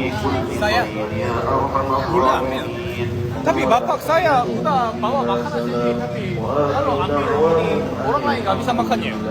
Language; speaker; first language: Indonesian; non-native, fluent; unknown